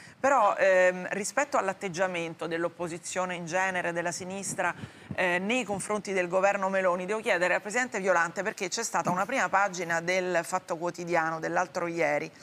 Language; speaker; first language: Italian; native; Italian